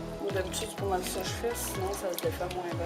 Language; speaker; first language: French; native; French